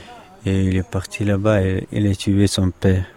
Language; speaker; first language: French; non-native, learner; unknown